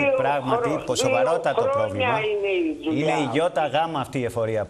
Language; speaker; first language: Greek; native; Greek